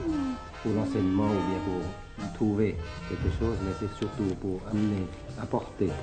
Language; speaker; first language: French; early bilingual, other home language; Thai